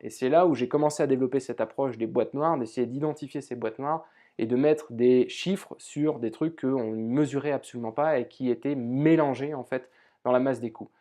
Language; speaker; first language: French; native; French